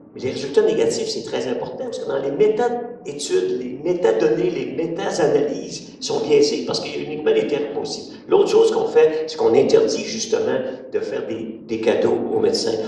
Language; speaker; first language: French; native; French